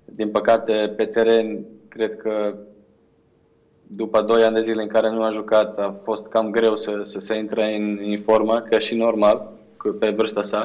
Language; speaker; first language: Romanian; non-native, fluent; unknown